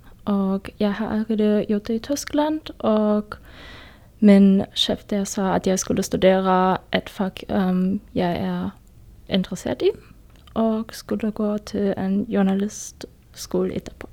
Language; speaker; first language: Norwegian; non-native, learner; German